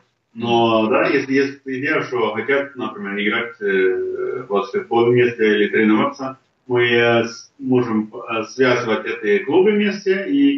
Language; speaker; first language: Russian; non-native, fluent; Norwegian